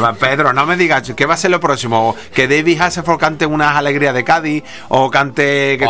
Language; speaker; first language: Spanish; native; Spanish